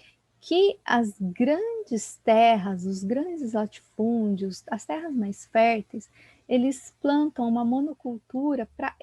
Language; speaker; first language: Portuguese; native; Portuguese